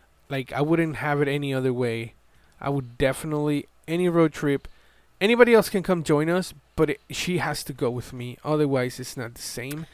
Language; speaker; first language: English; non-native, fluent; Spanish